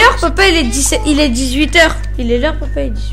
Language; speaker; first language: French; native; French